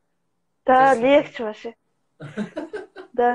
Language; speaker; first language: Russian; non-native, local second language; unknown